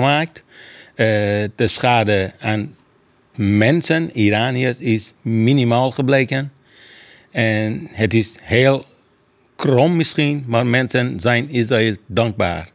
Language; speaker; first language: Dutch; non-native, fluent; Persian